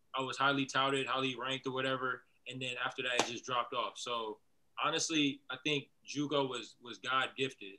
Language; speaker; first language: English; native; English